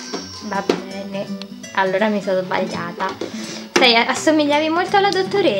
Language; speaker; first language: Italian; native; Italian